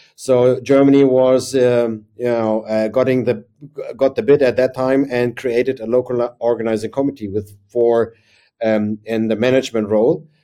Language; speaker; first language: English; non-native, fluent; German